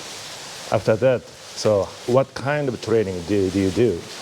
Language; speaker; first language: English; non-native, learner; Japanese